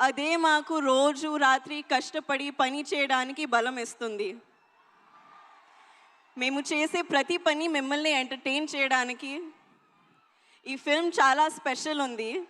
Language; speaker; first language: Telugu; non-native, learner; Hindi